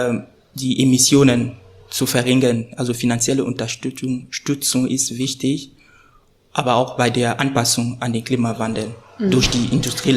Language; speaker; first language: German; non-native, fluent; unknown